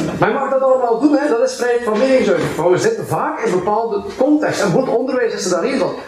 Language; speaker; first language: Dutch; native; Dutch